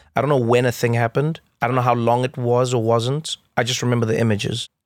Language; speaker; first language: English; native; English